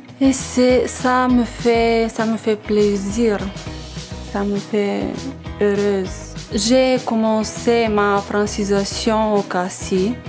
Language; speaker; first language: French; non-native, learner; Bulgarian